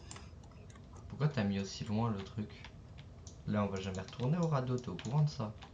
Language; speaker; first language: French; native; French